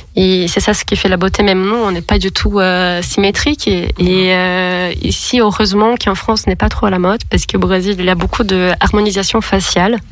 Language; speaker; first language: French; non-native, fluent; Portuguese